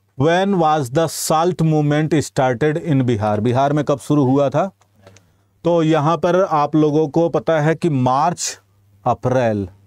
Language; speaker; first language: Hindi; native; Hindi